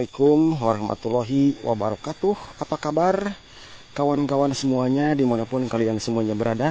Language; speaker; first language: Indonesian; non-native, local second language; Sundanese